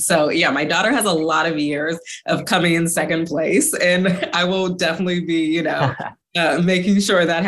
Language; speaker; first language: English; native; English